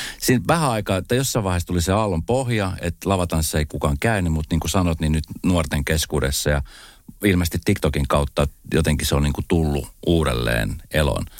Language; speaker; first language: Finnish; native; Finnish